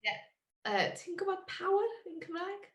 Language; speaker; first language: Welsh; non-native, learner; English